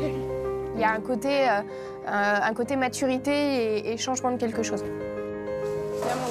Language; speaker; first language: French; native; French